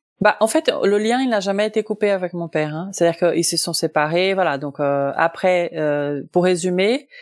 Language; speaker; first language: French; non-native, fluent; Portuguese